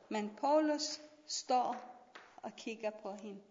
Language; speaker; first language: Danish; non-native, learner; Persian